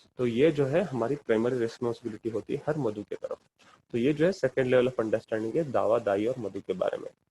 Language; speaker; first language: Urdu; non-native, local second language; Kannada